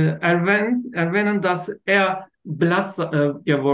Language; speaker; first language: German; non-native, learner; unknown